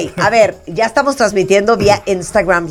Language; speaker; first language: Spanish; native; Spanish